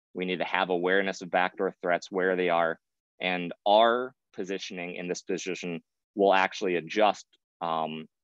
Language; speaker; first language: English; native; English